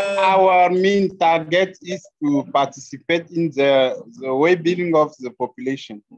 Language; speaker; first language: English; non-native, learner; French